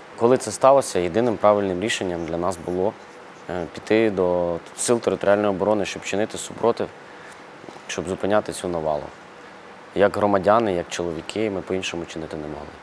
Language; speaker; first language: Ukrainian; non-native, local second language; Russian